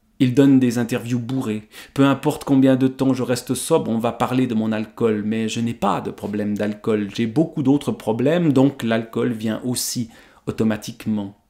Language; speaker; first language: French; native; French